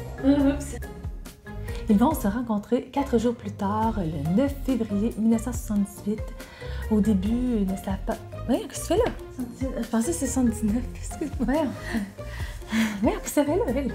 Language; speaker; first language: French; native; French